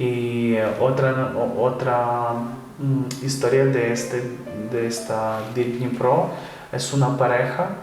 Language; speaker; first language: Spanish; non-native, fluent; Ukrainian